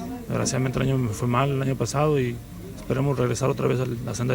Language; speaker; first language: Spanish; native; Spanish